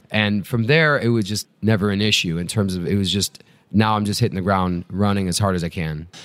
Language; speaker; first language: English; native; English